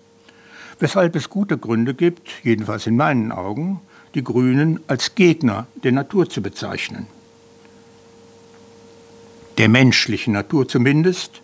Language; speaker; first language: German; native; German